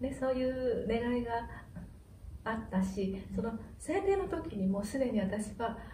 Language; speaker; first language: Japanese; native; Japanese